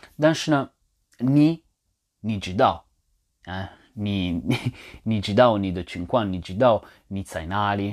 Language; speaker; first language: Chinese; non-native, learner; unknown